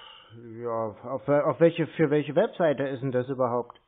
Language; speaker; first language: German; native; German